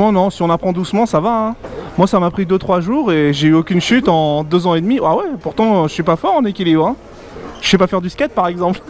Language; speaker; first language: French; native; French